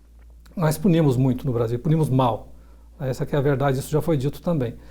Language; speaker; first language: Portuguese; native; Portuguese